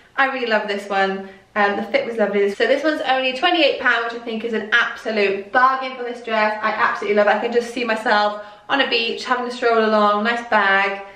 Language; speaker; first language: English; native; English